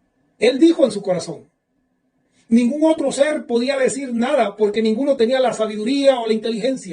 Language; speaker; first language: Spanish; native; Spanish